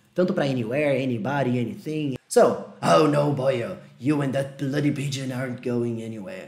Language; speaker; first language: English; non-native, fluent; Portuguese